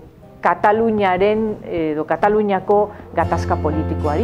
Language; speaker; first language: Basque; non-native, local second language; Spanish